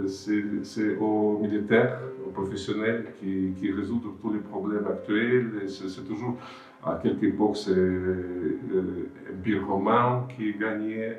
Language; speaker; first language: French; non-native, fluent; Russian